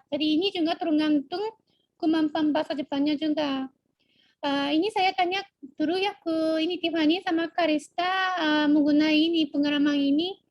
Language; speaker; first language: Indonesian; non-native, fluent; Japanese